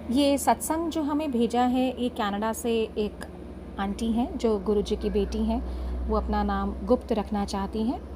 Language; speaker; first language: Hindi; native; Hindi